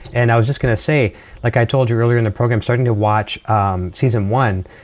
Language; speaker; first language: English; native; English